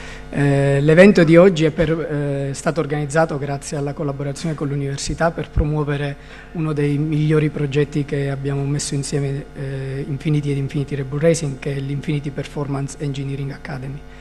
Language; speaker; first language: Italian; native; Italian